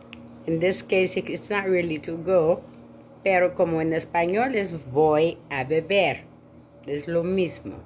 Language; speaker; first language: Spanish; non-native, learner; French